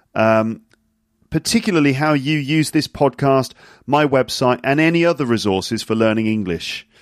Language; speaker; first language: English; native; English